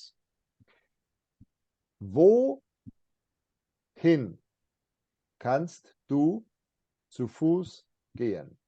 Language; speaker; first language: German; non-native, fluent; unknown